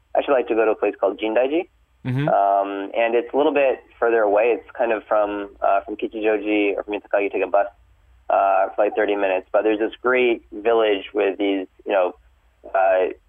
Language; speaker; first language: English; native; English